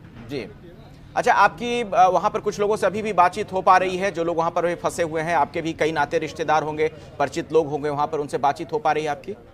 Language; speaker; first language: Hindi; native; Hindi